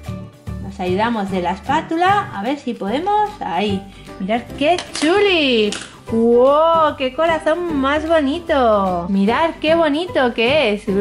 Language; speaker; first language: Spanish; native; Spanish